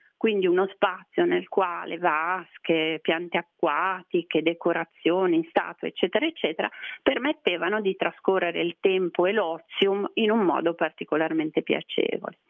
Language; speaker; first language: Italian; native; Italian